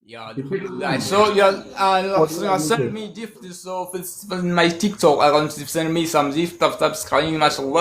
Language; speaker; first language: English; non-native, learner; Swahili